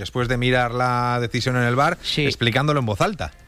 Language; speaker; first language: Spanish; native; Spanish